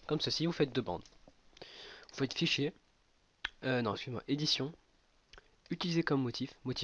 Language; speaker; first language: French; native; French